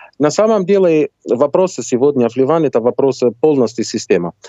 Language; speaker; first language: Russian; non-native, fluent; Arabic